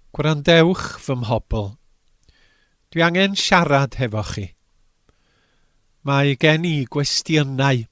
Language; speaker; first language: Welsh; native; Welsh